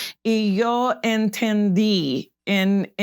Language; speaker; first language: Spanish; non-native, fluent; English